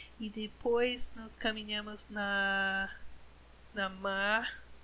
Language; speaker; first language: Portuguese; non-native, learner; English